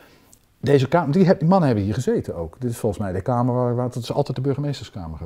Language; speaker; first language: Dutch; native; Dutch